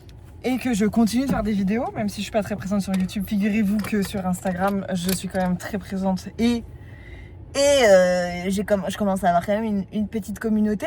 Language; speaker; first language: French; native; French